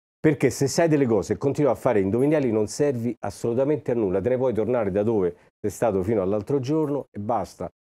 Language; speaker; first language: Italian; native; Italian